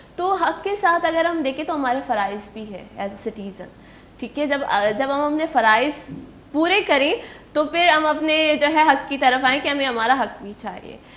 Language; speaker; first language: Urdu; non-native, local second language; Baluchi